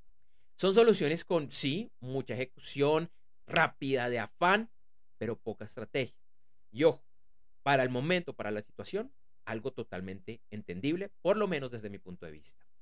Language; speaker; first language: Spanish; native; Spanish